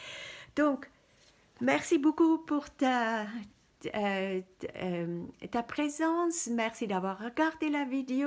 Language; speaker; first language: French; non-native, fluent; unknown